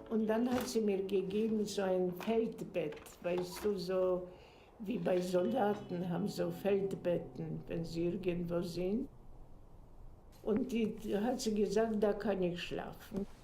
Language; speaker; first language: German; non-native, fluent; Polish